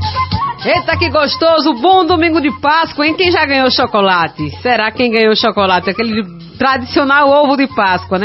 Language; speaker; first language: Portuguese; native; Portuguese